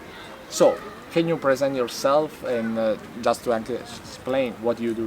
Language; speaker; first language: English; non-native, learner; Italian